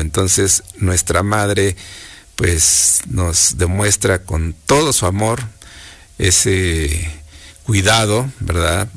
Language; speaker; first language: Spanish; native; Spanish